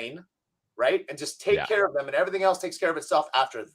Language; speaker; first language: English; native; English